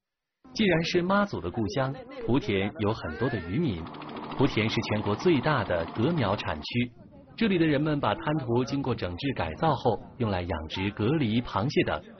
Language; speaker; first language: Chinese; native; Chinese